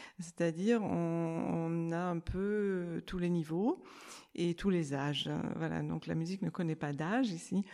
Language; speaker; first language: French; non-native, fluent; German